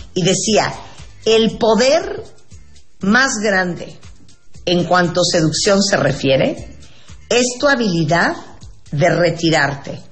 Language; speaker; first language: Spanish; native; Spanish